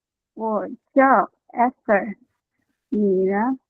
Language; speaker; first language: Chinese; non-native, learner; Filipino